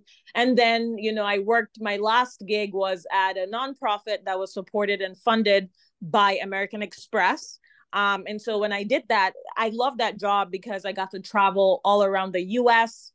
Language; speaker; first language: English; non-native, local second language; Yoruba